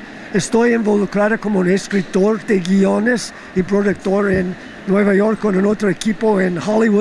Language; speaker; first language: Spanish; non-native, fluent; English